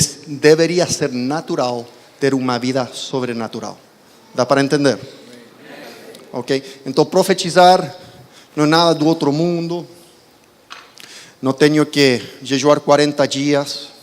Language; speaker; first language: Portuguese; non-native, fluent; Spanish